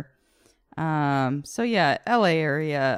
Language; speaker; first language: English; native; English